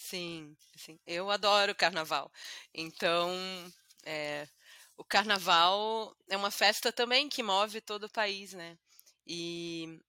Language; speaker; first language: Portuguese; non-native, learner; English